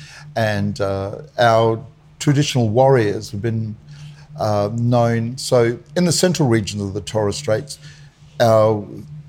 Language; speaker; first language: English; native; English